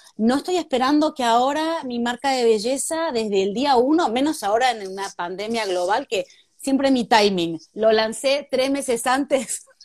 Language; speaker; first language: Spanish; native; Spanish